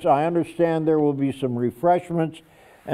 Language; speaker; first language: English; native; English